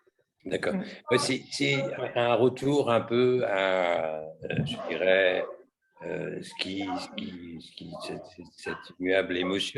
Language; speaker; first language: French; native; French